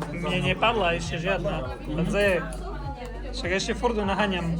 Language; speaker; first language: Slovak; native; Slovak